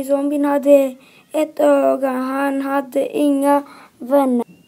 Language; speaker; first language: Swedish; non-native, local second language; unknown